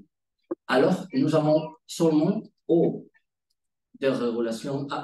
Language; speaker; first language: French; non-native, learner; Spanish